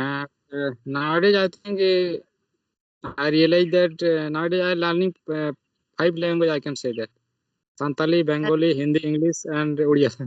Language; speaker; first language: English; non-native, learner; Santali